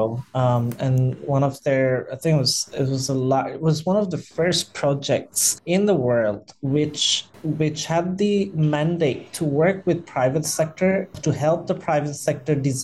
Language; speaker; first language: English; non-native, local second language; Bangla